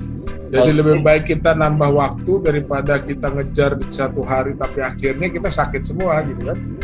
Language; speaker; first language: Indonesian; native; Indonesian